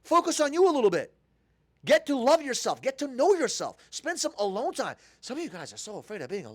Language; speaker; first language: English; native; English